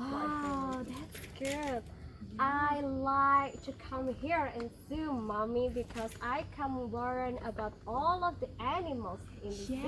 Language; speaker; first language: English; non-native, learner; Indonesian